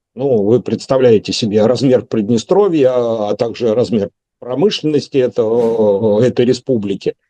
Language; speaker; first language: Russian; native; Russian